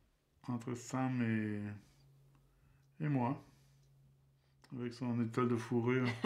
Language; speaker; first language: French; native; French